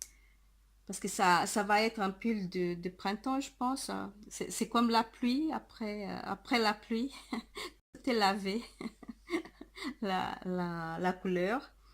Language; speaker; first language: French; non-native, fluent; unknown